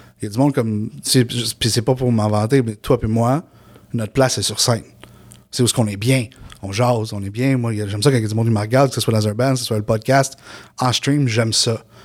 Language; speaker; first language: French; native; French